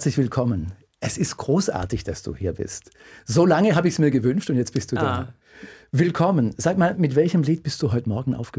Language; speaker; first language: German; native; German